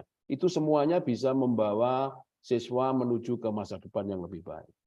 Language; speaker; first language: Indonesian; native; Indonesian